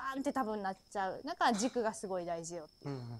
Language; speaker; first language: Japanese; native; Japanese